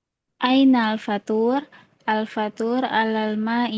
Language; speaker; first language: Arabic; non-native, learner; Indonesian